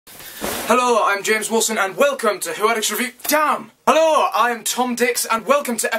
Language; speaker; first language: English; native; English